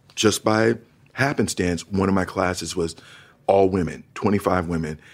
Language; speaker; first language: English; native; English